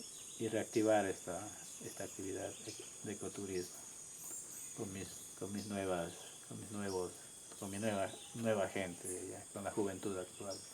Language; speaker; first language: Spanish; non-native, local second language; Quechua